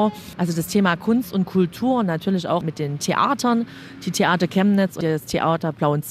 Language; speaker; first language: German; native; German